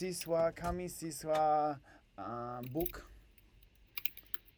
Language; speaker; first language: Indonesian; non-native, learner; English